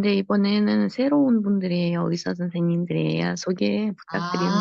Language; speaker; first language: Korean; non-native, local second language; Russian